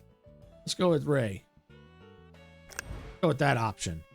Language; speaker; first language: English; native; English